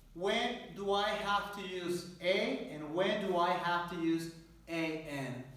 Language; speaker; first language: English; non-native, fluent; Spanish